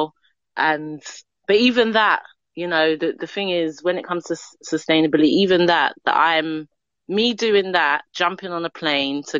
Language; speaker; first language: English; native; English